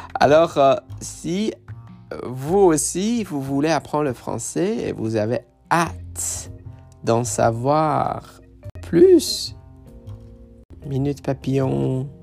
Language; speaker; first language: French; non-native, fluent; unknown